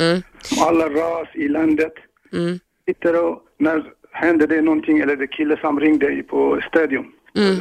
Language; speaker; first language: Swedish; non-native, learner; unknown